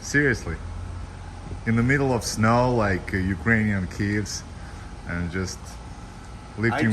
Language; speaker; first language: English; non-native, fluent; Ukrainian